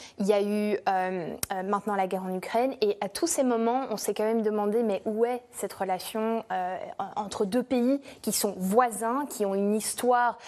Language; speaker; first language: French; non-native, fluent; English